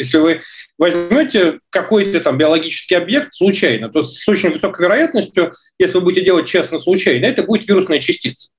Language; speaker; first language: Russian; native; Russian